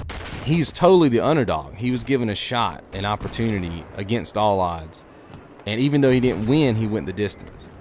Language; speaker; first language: English; native; English